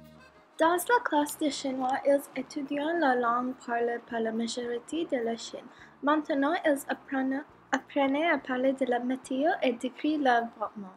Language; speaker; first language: French; non-native, learner; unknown